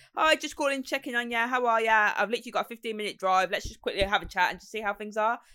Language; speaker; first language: English; native; English